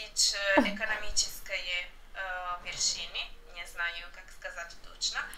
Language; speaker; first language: Russian; non-native, learner; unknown